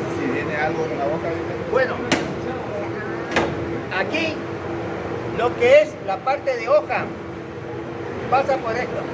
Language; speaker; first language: Spanish; native; Spanish